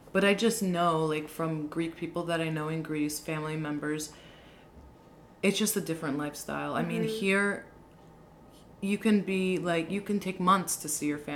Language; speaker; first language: English; native; English